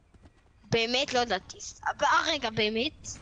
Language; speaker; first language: Hebrew; native; Hebrew